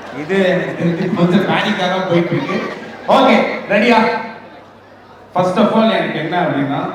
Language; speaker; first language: Tamil; native; Tamil